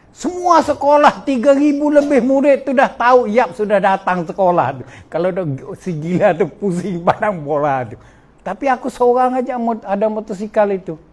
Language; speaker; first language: Malay; non-native, local second language; Min Nan Chinese